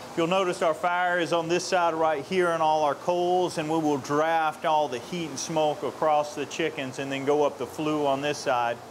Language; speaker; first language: English; native; English